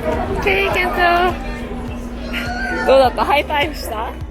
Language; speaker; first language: Japanese; native; Japanese